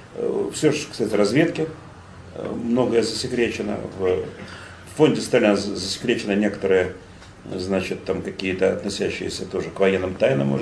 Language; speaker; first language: Russian; native; Russian